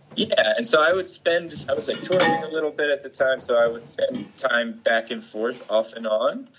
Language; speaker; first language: English; native; English